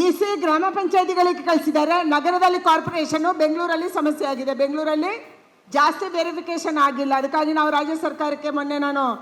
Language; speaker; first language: Kannada; non-native, local second language; Tulu